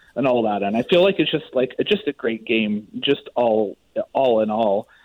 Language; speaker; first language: English; native; English